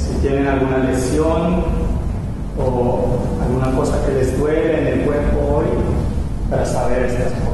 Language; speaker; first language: Spanish; non-native, fluent; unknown